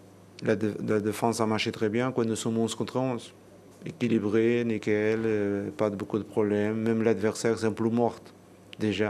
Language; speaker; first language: French; non-native, learner; Portuguese